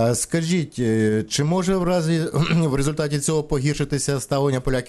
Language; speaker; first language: Ukrainian; native; Ukrainian